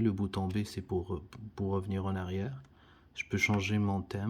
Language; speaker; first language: French; native; French